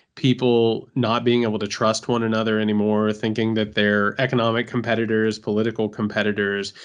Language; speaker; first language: English; native; English